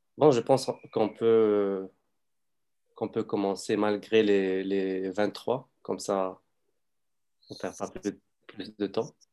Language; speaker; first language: French; non-native, fluent; Arabic